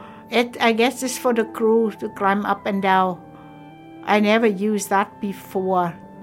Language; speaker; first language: English; non-native, fluent; Vietnamese